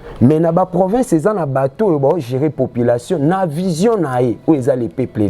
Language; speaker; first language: French; non-native, local second language; Lingala